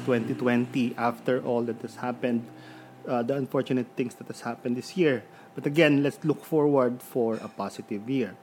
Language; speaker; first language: English; non-native, local second language; Filipino